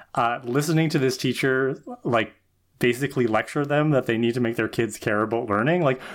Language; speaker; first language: English; native; English